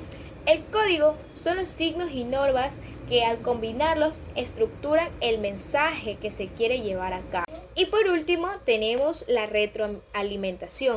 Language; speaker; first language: Spanish; native; Spanish